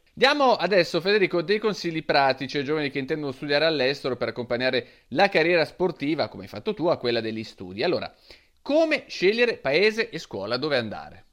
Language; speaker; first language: Italian; native; Italian